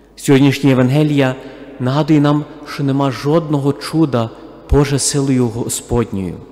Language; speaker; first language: Ukrainian; native; Ukrainian